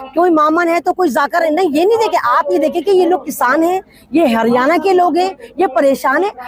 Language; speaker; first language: Hindi; native; Hindi